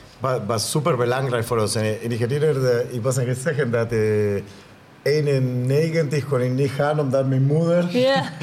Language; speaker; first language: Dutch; non-native, learner; Spanish